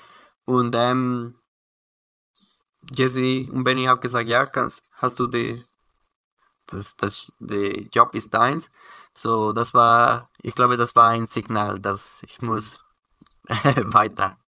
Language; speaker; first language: German; non-native, learner; Spanish